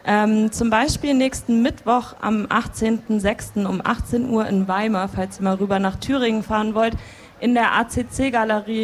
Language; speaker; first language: German; native; German